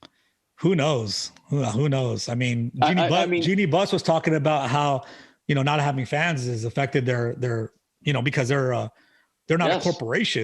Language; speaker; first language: English; native; English